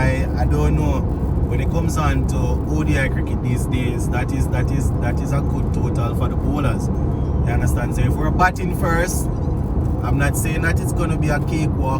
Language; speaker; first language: English; native; English